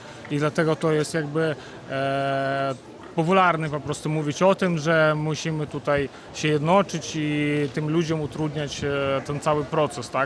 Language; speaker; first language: Polish; non-native, fluent; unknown